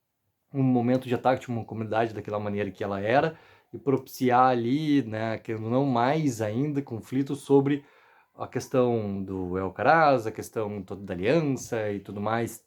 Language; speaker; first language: Portuguese; native; Portuguese